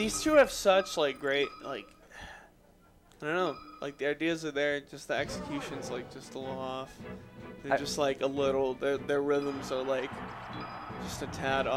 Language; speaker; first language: English; native; English